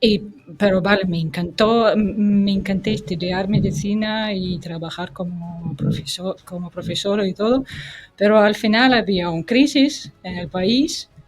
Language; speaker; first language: Spanish; non-native, fluent; Russian